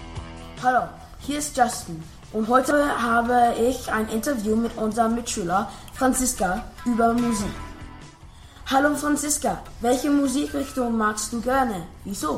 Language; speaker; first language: German; non-native, learner; English